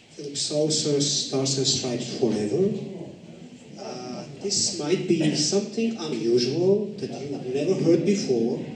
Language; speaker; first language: English; non-native, fluent; Georgian